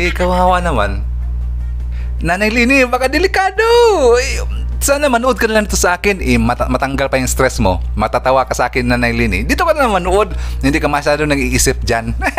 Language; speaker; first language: Filipino; non-native, local second language; Cebuano